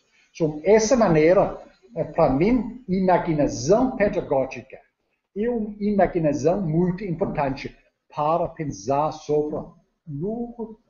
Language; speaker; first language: Portuguese; non-native, learner; Danish